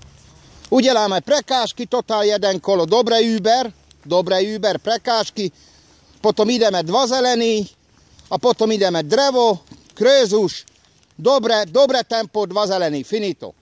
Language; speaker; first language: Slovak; non-native, learner; Hungarian